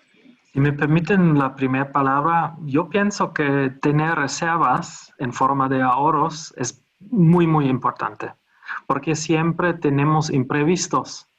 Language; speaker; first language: Spanish; non-native, fluent; German